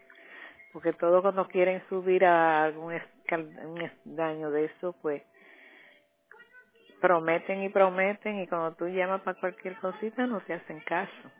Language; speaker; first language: Spanish; native; Spanish